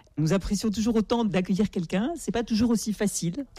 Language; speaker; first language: French; native; French